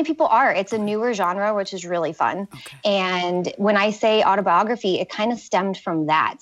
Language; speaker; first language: English; native; English